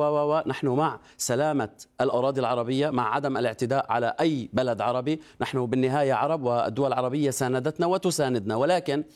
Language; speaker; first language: Arabic; native; Arabic